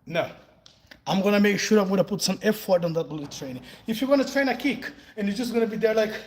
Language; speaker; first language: English; non-native, fluent; Portuguese